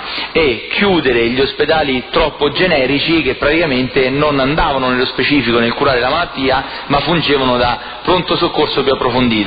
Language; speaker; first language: Italian; native; Italian